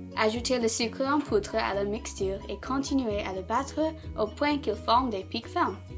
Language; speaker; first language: French; non-native, learner; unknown